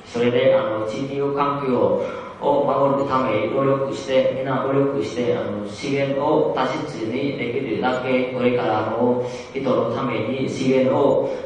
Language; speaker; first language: Japanese; non-native, fluent; Vietnamese